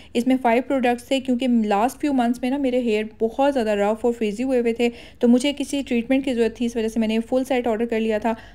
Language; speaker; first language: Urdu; native; Urdu